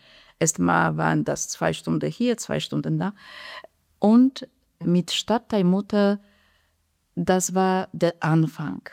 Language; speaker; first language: German; non-native, fluent; Polish